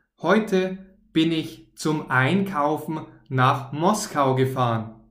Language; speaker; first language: German; native; German